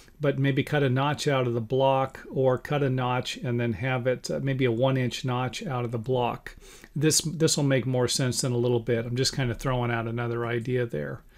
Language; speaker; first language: English; native; English